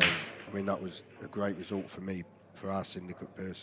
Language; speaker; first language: English; native; English